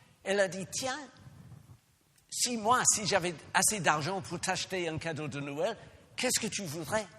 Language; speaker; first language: French; non-native, fluent; English